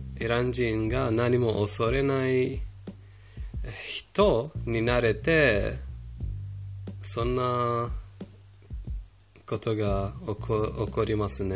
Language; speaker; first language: Japanese; non-native, fluent; Persian